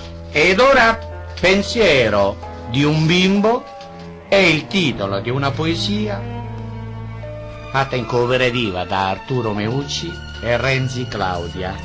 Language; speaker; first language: Italian; native; Italian